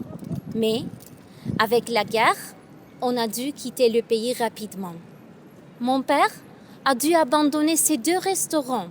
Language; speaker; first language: French; non-native, fluent; Armenian